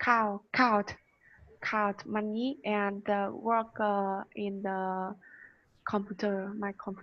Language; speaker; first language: English; non-native, learner; Vietnamese